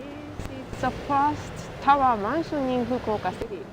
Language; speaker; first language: English; non-native, learner; Japanese